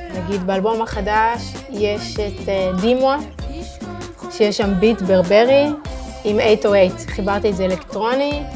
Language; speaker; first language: Hebrew; native; Hebrew